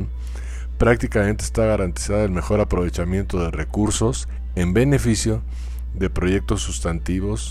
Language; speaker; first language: Spanish; native; Spanish